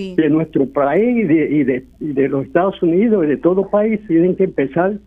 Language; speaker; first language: Spanish; native; Spanish